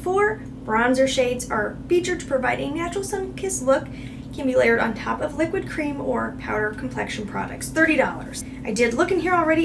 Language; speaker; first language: English; native; English